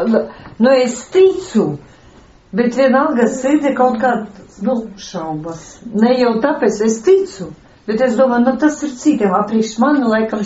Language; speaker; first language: Latvian; non-native, local second language; Russian